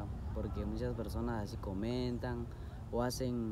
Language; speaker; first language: Spanish; native; Spanish